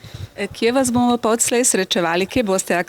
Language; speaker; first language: Slovenian; native; Slovenian